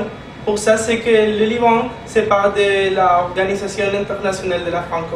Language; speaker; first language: French; non-native, learner; Spanish